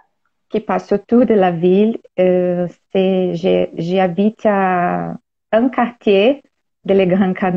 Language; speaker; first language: French; non-native, learner; Portuguese